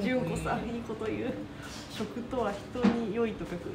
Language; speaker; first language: Japanese; native; Japanese